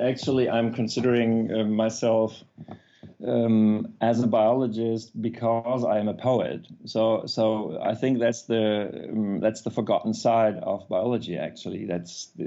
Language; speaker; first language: English; non-native, fluent; German